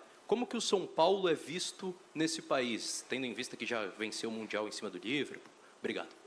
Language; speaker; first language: Portuguese; native; Portuguese